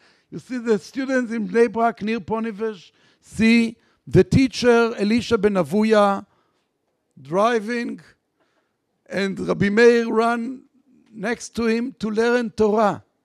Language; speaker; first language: English; non-native, fluent; Hebrew